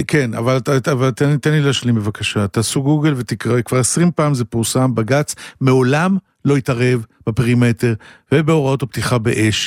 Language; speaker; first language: Hebrew; native; Hebrew